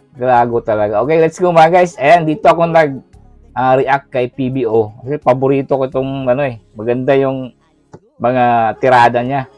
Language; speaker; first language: Filipino; non-native, local second language; Cebuano